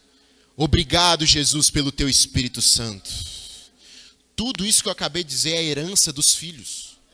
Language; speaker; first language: Portuguese; native; Portuguese